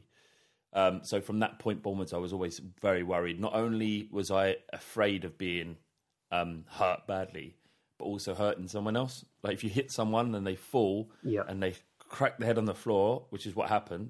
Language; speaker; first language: English; native; English